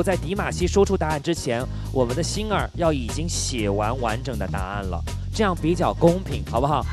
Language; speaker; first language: Chinese; native; Chinese